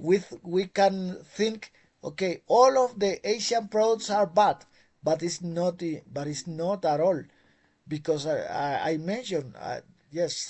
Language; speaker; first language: English; non-native, fluent; Spanish